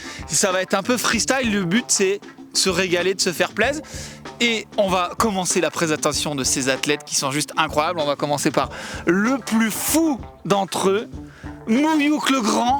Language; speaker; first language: French; native; French